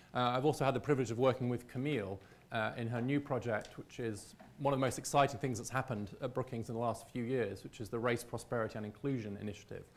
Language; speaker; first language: English; native; English